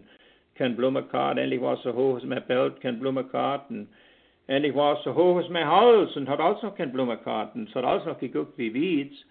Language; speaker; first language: German; early bilingual, heritage; Pennsylvania German